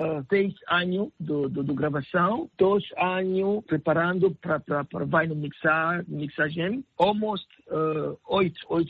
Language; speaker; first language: Portuguese; non-native, learner; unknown